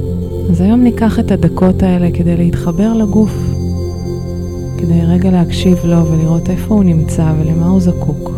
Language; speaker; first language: Hebrew; native; Hebrew